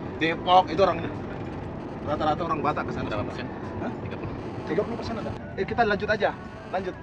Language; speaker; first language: Indonesian; non-native, local second language; Batak Toba